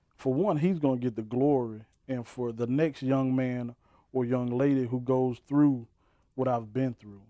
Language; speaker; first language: English; native; English